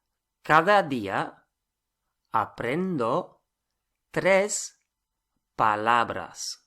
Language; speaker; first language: Spanish; non-native, fluent; English